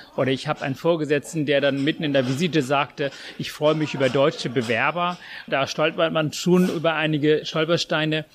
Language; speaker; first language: German; non-native, fluent; Tamil